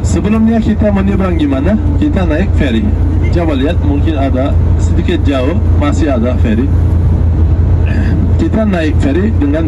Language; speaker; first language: Indonesian; non-native, learner; Turkish